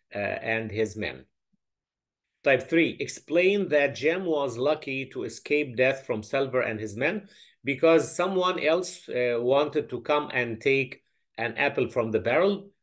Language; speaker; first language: English; non-native, fluent; Arabic